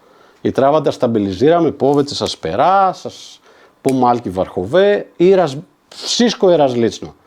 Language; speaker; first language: Bulgarian; non-native, fluent; Macedonian